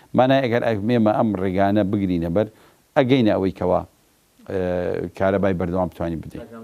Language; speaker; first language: Central Kurdish; native; Central Kurdish